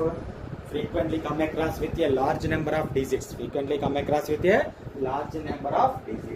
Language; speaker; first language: English; non-native, local second language; Telugu